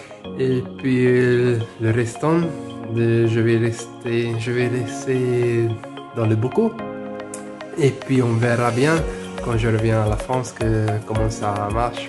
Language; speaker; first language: French; non-native, fluent; Hungarian